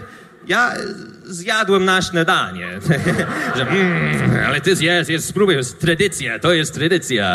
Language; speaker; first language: Polish; non-native, learner; English